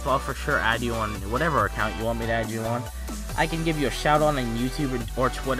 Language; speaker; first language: English; native; English